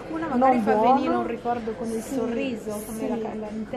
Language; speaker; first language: Italian; native; Italian